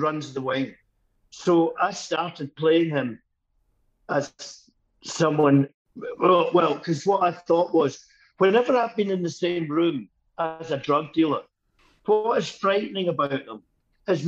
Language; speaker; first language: English; native; English